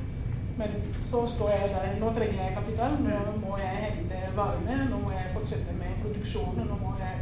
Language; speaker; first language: Norwegian; non-native, fluent; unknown